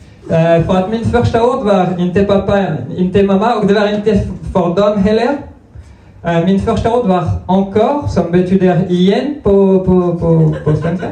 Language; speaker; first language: Swedish; non-native, fluent; French